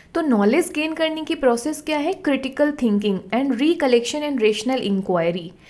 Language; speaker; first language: Hindi; native; Hindi